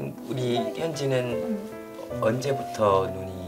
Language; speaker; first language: Korean; native; Korean